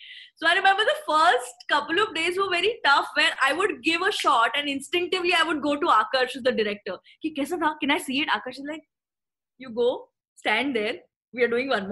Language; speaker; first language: English; non-native, local second language; Marathi